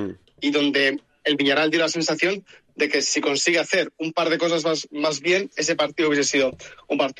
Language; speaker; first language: Spanish; native; Spanish